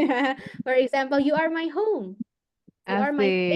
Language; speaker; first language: English; non-native, local second language; Indonesian